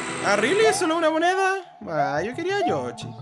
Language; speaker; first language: Spanish; native; Spanish